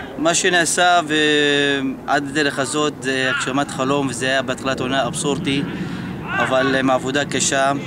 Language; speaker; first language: Hebrew; non-native, local second language; Arabic